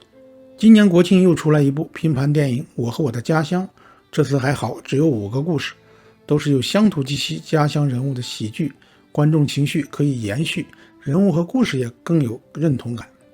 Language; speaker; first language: Chinese; native; Chinese